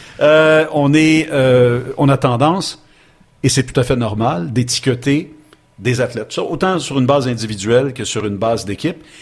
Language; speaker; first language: French; native; French